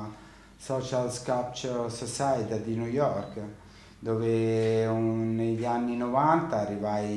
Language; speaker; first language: Italian; native; Italian